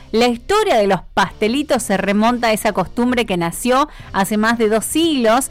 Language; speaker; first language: Spanish; native; Spanish